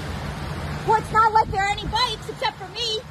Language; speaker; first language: English; native; English